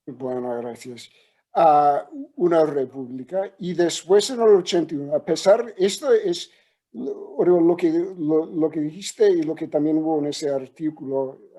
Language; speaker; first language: Spanish; non-native, fluent; English